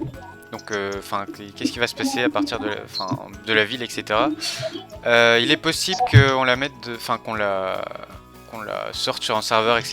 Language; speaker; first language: French; native; French